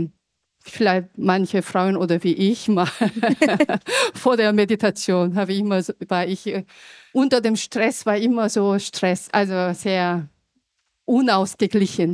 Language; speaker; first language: German; non-native, fluent; Korean